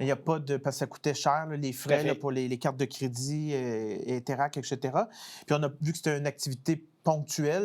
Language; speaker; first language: French; native; French